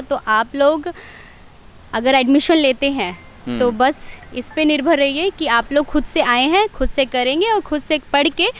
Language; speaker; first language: Hindi; native; Hindi